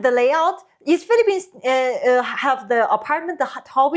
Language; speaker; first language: English; non-native, learner; Chinese